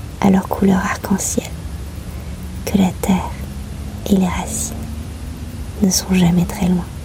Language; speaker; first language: French; native; French